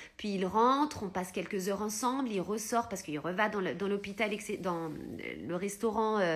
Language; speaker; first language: French; early bilingual, heritage; Italian